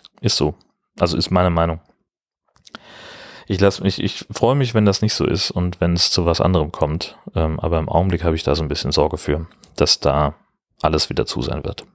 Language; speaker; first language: German; native; German